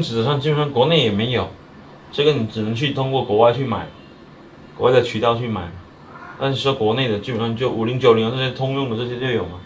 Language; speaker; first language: Chinese; native; Chinese